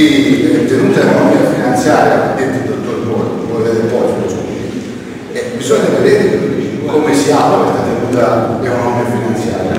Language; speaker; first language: Italian; native; Italian